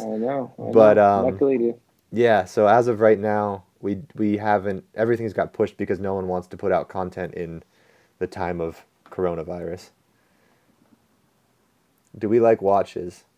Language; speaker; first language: English; native; English